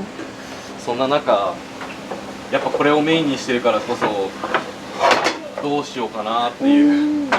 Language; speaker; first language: Japanese; native; Japanese